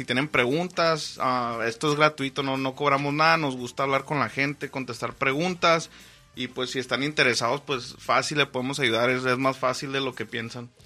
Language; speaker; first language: Spanish; early bilingual, heritage; Spanish